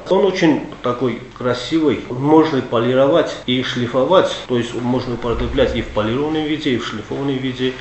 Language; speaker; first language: Russian; non-native, local second language; Armenian